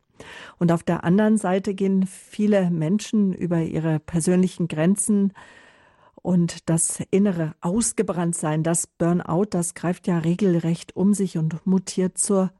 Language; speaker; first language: German; native; German